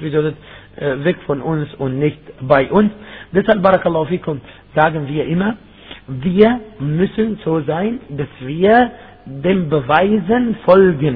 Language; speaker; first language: German; non-native, fluent; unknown